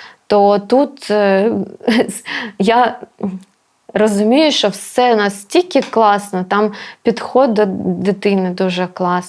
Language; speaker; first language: Ukrainian; non-native, local second language; Russian